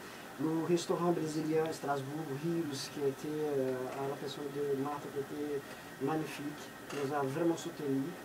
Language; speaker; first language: French; non-native, fluent; Portuguese